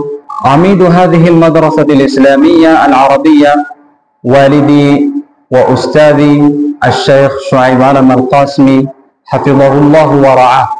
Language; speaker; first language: Arabic; non-native, fluent; Urdu